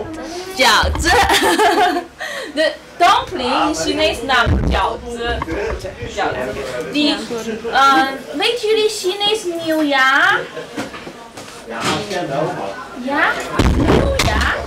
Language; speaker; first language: Dutch; non-native, learner; Chinese